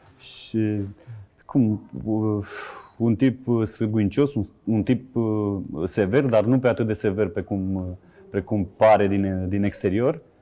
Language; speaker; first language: Romanian; native; Romanian